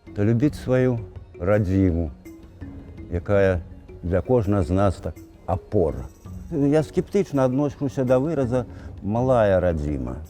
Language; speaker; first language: Belarusian; native; Belarusian